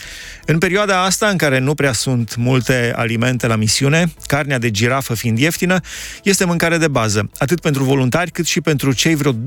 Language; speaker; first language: Romanian; native; Romanian